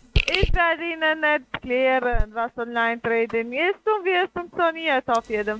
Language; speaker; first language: German; non-native, learner; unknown